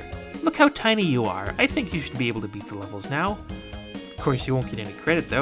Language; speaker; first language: English; native; English